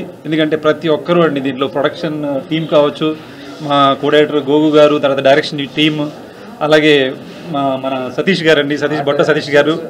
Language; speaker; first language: Telugu; native; Telugu